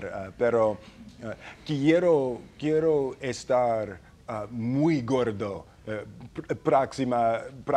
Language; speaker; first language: Spanish; non-native, learner; English